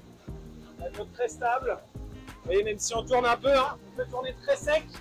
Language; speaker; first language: French; native; French